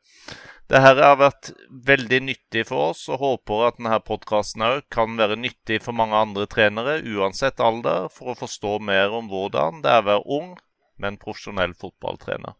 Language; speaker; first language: Norwegian; native; Norwegian